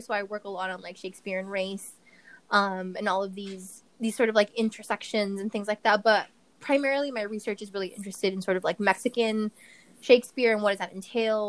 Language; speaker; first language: English; early bilingual, other home language; Spanish